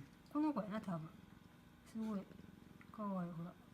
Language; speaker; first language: Japanese; native; Japanese